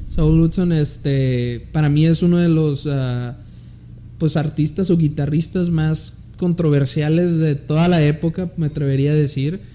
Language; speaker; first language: Spanish; early bilingual, heritage; Spanish